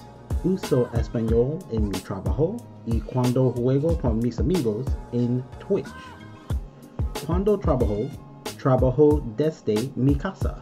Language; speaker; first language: Spanish; non-native, learner; English